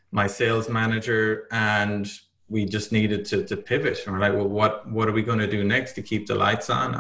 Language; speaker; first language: English; native; English